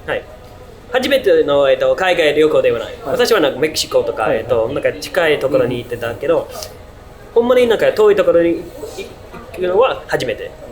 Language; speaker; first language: Japanese; non-native, learner; English